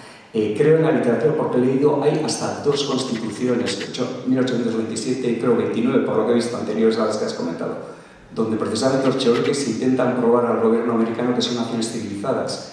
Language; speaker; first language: Spanish; native; Spanish